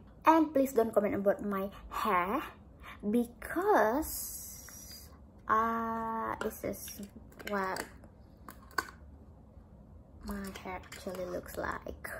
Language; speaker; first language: English; non-native, learner; Indonesian